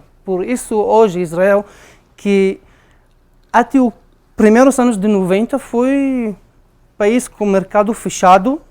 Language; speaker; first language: Portuguese; non-native, learner; Arabic